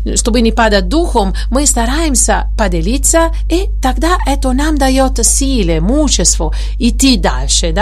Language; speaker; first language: Russian; non-native, fluent; Italian